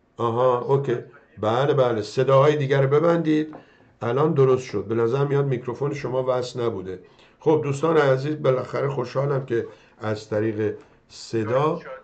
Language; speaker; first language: Persian; native; Persian